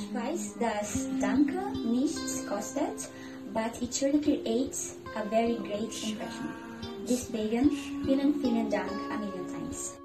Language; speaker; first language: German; non-native, fluent; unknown